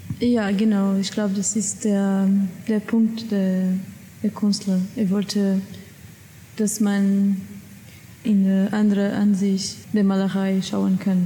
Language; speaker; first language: German; non-native, learner; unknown